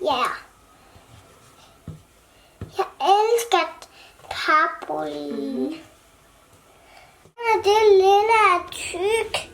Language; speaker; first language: Danish; early bilingual, other home language; Filipino